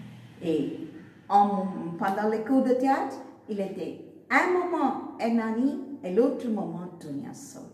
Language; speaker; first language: French; non-native, fluent; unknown